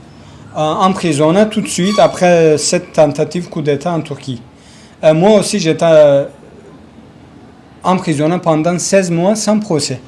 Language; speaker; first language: French; non-native, learner; Kurdish